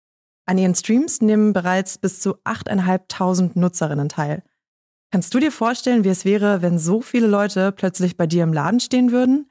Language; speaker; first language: German; native; German